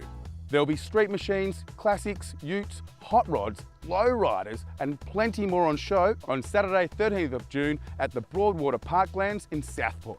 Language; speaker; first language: English; native; English